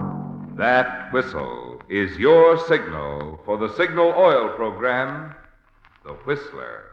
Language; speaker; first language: English; native; English